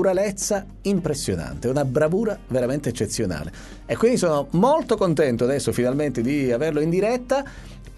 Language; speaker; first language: Italian; native; Italian